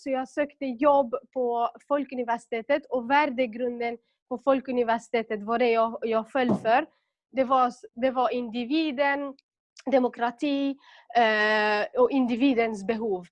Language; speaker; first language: Swedish; non-native, local second language; Kurdish